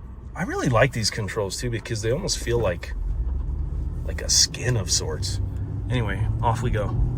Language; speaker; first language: English; native; English